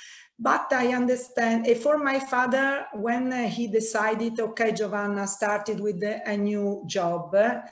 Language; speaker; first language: English; non-native, learner; Italian